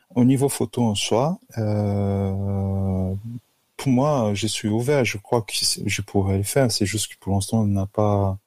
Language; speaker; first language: French; non-native, fluent; Portuguese